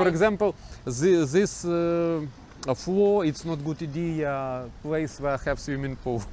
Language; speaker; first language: English; non-native, learner; Ukrainian